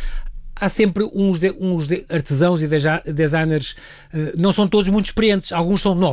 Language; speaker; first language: Portuguese; native; Portuguese